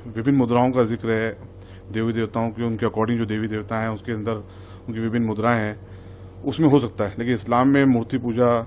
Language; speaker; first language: Hindi; native; Hindi